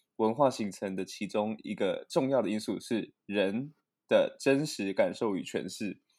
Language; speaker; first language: Chinese; native; Chinese